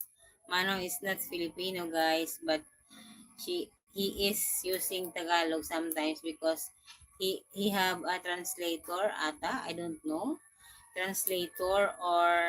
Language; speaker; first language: English; non-native, local second language; Filipino